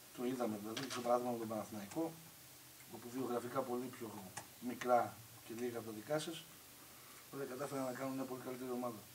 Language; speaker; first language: Greek; native; Greek